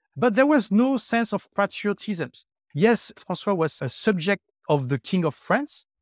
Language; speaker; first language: English; non-native, fluent; French